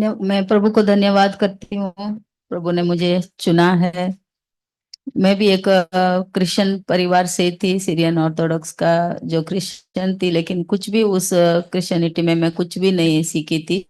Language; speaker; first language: Hindi; non-native, local second language; Malayalam